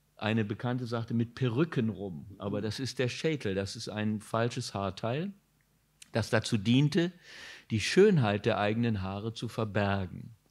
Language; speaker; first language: German; native; German